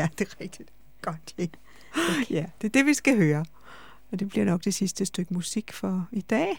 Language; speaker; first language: Danish; native; Danish